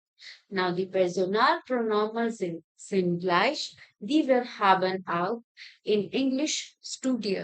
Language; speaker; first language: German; non-native, fluent; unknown